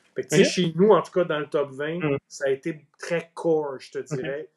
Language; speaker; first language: French; native; French